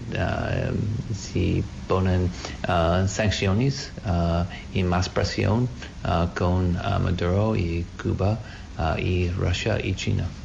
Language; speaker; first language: Spanish; non-native, learner; English